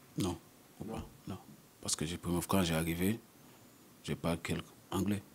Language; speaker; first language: French; non-native, learner; English